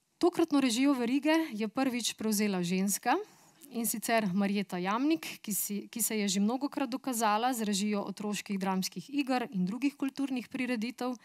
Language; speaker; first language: Slovenian; native; Slovenian